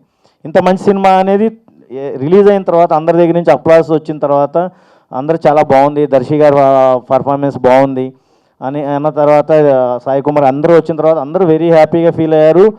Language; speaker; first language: Telugu; native; Telugu